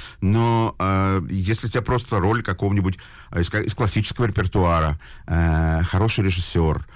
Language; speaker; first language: Russian; native; Russian